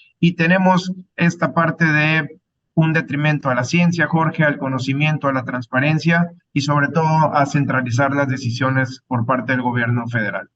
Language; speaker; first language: Spanish; native; Spanish